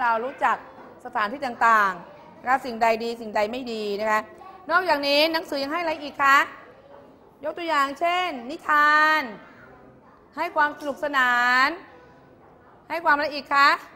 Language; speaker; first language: Thai; native; Thai